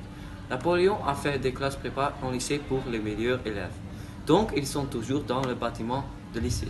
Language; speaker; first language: French; non-native, learner; Dutch